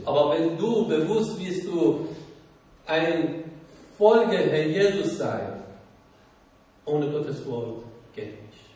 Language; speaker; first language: German; non-native, learner; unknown